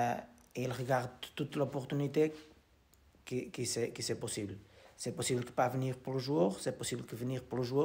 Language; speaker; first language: French; non-native, learner; Portuguese